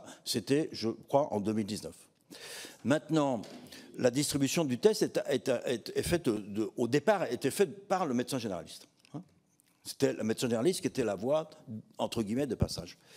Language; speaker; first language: French; native; French